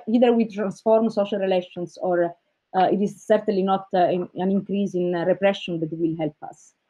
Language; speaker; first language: English; non-native, fluent; Italian